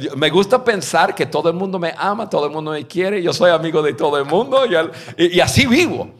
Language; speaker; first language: Spanish; non-native, fluent; English